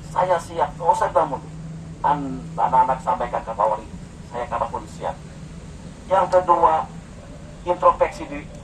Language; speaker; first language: Indonesian; native; Indonesian